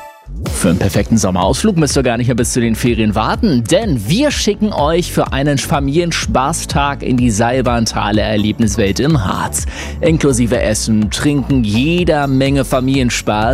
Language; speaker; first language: German; native; German